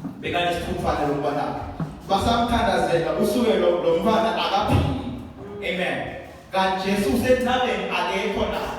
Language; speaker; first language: Zulu; non-native, local second language; South Ndebele